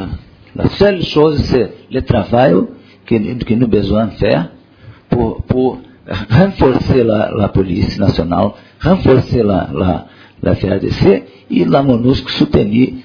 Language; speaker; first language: French; non-native, learner; Portuguese